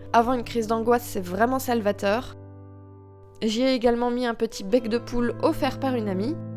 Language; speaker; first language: French; native; French